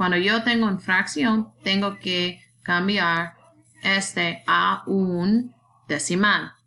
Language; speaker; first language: Spanish; non-native, learner; English